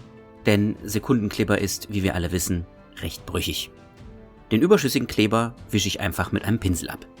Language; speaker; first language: German; native; German